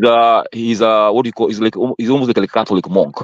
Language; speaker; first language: English; non-native, local second language; Swahili